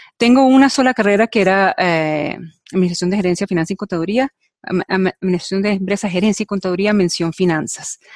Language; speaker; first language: Spanish; native; Spanish